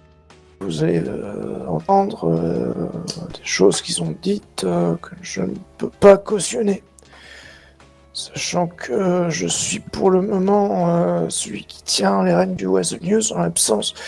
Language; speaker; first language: French; native; French